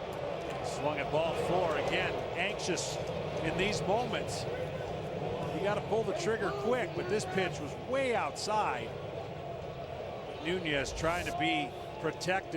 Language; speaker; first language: English; native; English